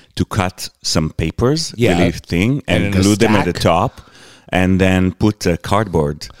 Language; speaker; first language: English; non-native, fluent; Hebrew